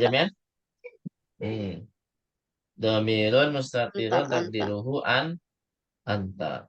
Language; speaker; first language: Arabic; non-native, fluent; Indonesian